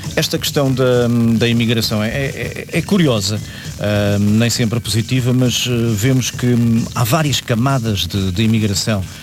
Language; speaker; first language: Portuguese; native; Portuguese